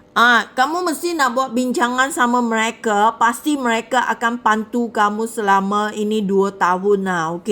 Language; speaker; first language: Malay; non-native, local second language; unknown